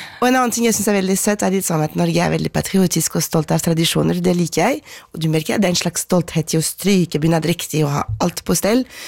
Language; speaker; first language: Norwegian; non-native, fluent; French